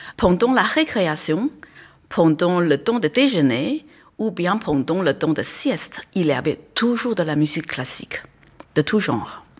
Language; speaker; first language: French; non-native, fluent; Chinese